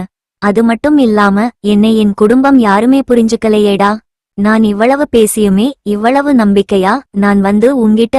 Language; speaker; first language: Tamil; native; Tamil